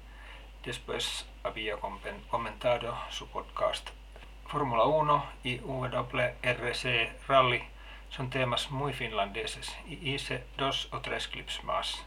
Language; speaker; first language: Spanish; non-native, learner; Finnish